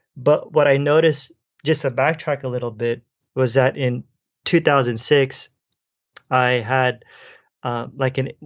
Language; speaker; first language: English; native; English